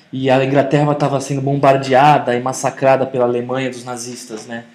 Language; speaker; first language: Portuguese; native; Portuguese